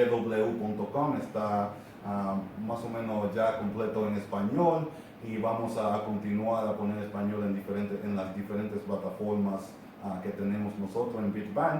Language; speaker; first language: Spanish; non-native, fluent; English